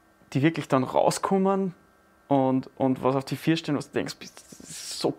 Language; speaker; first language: German; native; German